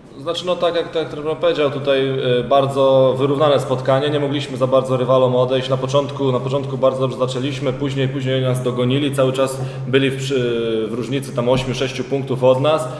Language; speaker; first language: Polish; native; Polish